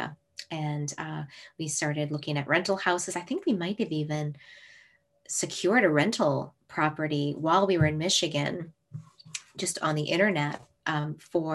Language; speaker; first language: English; native; English